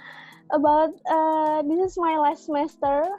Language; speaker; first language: English; non-native, learner; Indonesian